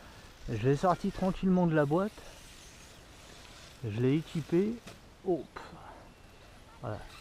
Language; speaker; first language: French; native; French